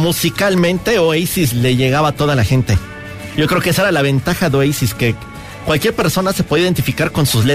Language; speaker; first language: Spanish; native; Spanish